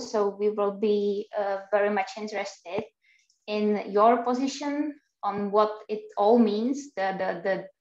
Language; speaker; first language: English; non-native, fluent; Czech